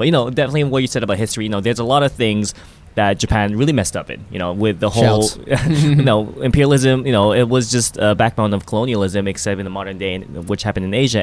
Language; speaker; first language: English; non-native, local second language; Japanese